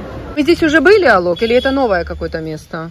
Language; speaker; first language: Russian; native; Russian